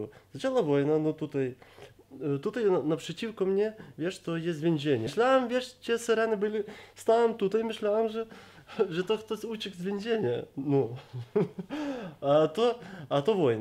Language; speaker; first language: Polish; non-native, learner; Ukrainian